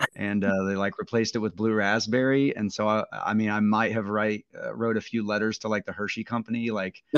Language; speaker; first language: English; native; English